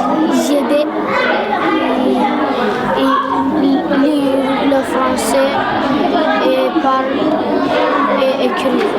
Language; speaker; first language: French; non-native, learner; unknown